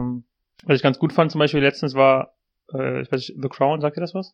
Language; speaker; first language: German; native; German